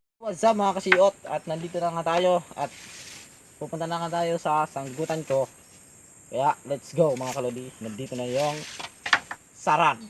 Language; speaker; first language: Filipino; non-native, local second language; Waray